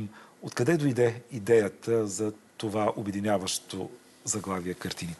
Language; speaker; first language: Bulgarian; native; Bulgarian